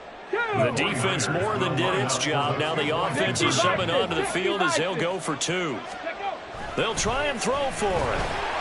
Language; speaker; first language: English; native; English